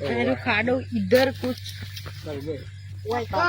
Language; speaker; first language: Hindi; non-native, local second language; Gujarati